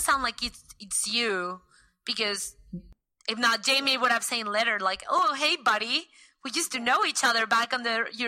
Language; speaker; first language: English; non-native, fluent; Spanish